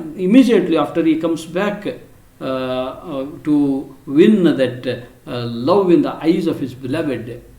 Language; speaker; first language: English; non-native, local second language; Kannada